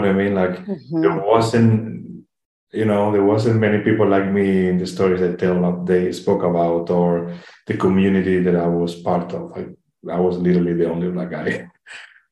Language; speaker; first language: English; non-native, fluent; Spanish